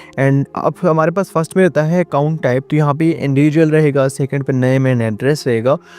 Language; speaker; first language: Urdu; non-native, local second language; Northern Hindko